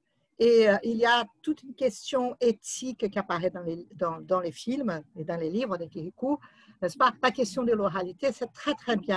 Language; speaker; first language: French; non-native, fluent; Portuguese